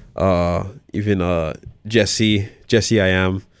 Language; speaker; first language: English; native; English